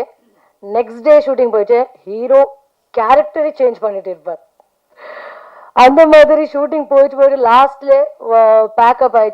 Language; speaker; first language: Tamil; non-native, learner; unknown